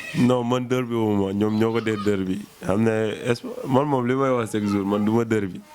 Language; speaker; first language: Wolof; native; Wolof